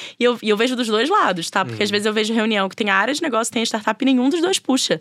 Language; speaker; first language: Portuguese; native; Portuguese